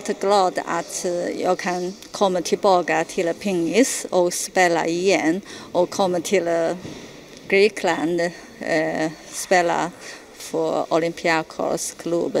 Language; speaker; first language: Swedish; non-native, learner; Chinese